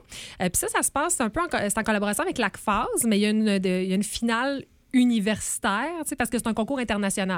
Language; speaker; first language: French; native; French